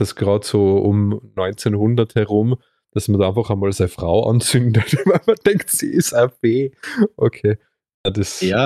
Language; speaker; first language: German; native; German